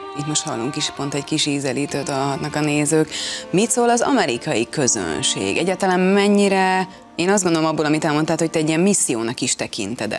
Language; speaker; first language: Hungarian; native; Hungarian